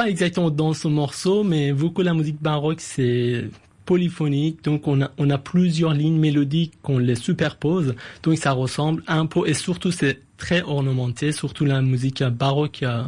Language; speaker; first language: French; non-native, fluent; Persian